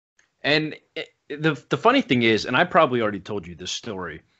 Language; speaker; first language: English; native; English